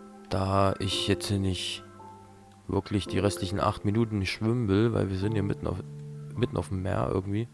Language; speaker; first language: German; native; German